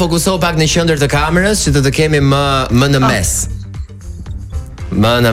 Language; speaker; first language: Albanian; native; Albanian